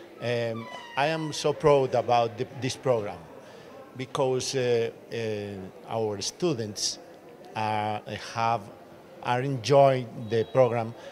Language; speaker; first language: English; non-native, learner; Spanish